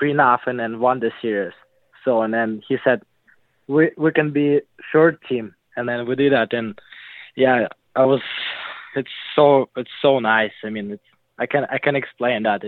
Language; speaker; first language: English; non-native, learner; Russian